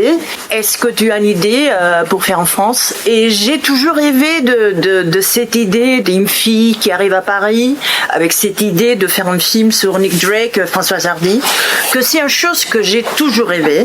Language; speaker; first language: French; non-native, fluent; Spanish